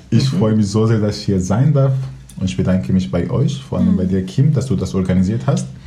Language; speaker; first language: German; non-native, fluent; Kurdish